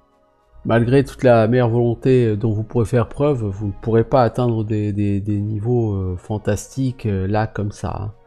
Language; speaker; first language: French; native; French